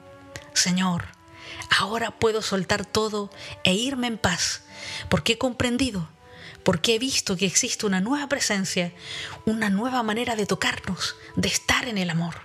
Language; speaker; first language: Spanish; native; Spanish